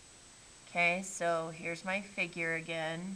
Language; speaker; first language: English; native; English